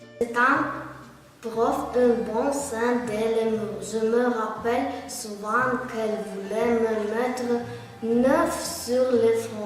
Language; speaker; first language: French; non-native, learner; Russian